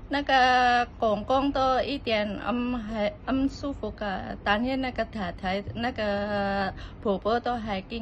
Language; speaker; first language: Chinese; non-native, learner; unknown